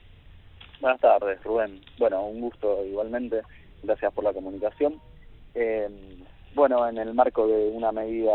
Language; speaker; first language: Spanish; native; Spanish